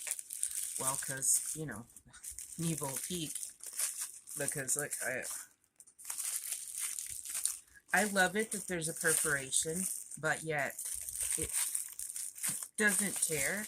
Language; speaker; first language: English; native; English